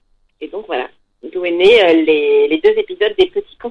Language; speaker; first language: French; native; French